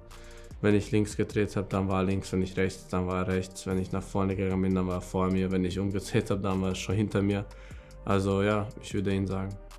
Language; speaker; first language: German; non-native, fluent; Hungarian